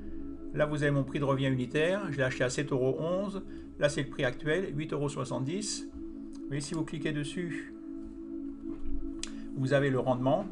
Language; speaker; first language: French; native; French